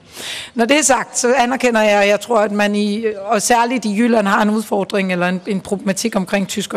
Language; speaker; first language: Danish; native; Danish